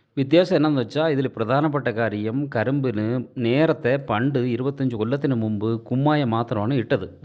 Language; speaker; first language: Malayalam; non-native, local second language; Tamil